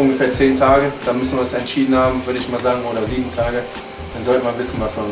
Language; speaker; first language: German; native; German